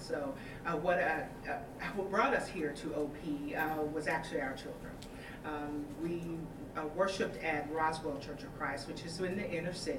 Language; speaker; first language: English; native; English